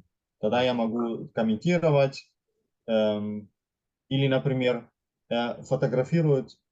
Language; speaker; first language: Russian; non-native, fluent; German